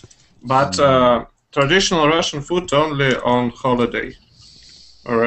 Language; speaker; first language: English; non-native, fluent; Russian